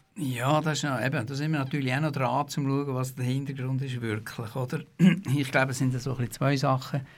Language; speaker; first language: German; native; German